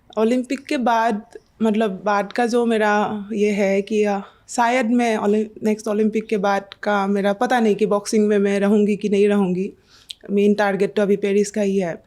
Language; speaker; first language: Hindi; non-native, local second language; Assamese